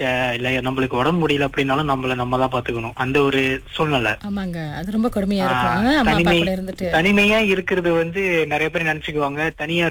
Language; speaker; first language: Tamil; early bilingual, heritage; Tamil